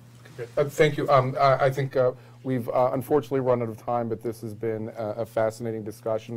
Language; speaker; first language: English; native; English